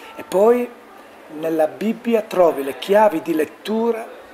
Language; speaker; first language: Italian; non-native, local second language; Friulian